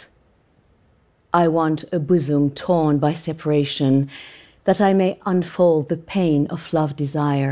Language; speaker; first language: English; non-native, fluent; Persian